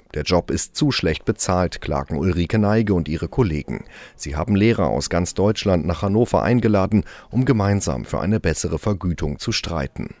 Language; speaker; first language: German; native; German